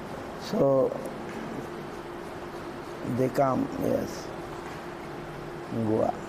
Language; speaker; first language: English; non-native, local second language; Bangla